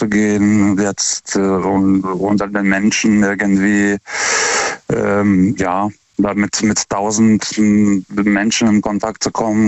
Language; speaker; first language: German; native; German